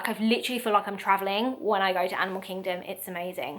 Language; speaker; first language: English; native; English